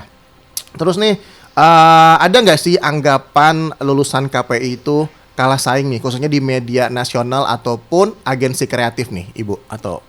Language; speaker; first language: Indonesian; native; Indonesian